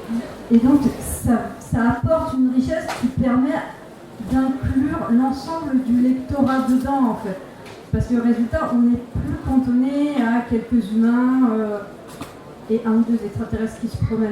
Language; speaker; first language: French; native; French